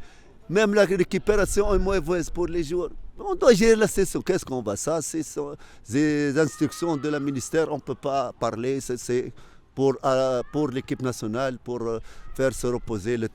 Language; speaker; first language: French; non-native, fluent; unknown